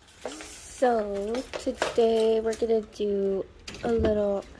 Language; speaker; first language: English; early bilingual, other home language; Spanish